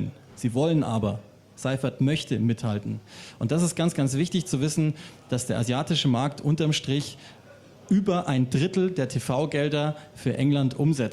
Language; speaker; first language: German; native; German